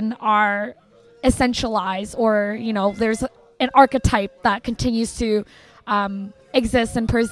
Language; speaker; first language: English; native; English